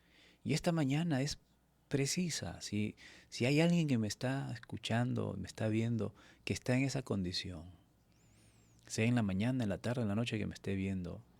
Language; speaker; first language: Spanish; native; Spanish